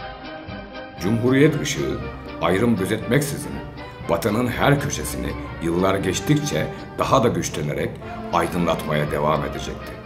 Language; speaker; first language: Turkish; native; Turkish